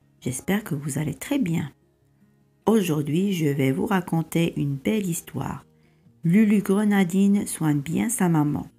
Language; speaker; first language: French; native; French